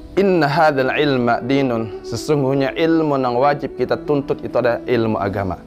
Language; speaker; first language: Malay; non-native, local second language; Banjar